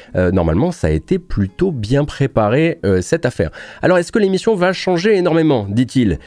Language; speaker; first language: French; native; French